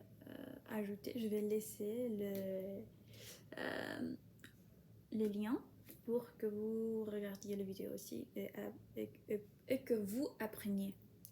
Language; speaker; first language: French; non-native, fluent; Spanish